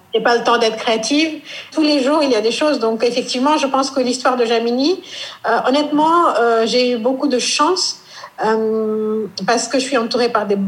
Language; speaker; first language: French; non-native, fluent; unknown